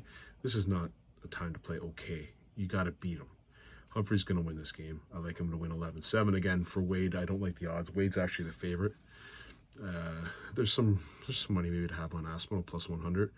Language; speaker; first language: English; native; English